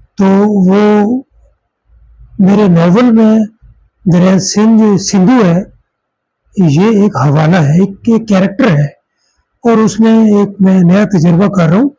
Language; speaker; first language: Urdu; non-native, local second language; Saraiki